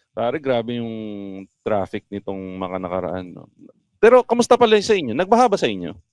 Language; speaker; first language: Filipino; native; Filipino